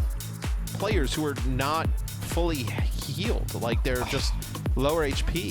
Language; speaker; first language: English; native; English